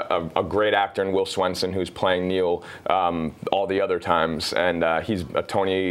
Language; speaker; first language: English; native; English